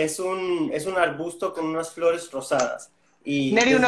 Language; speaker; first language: Spanish; non-native, fluent; English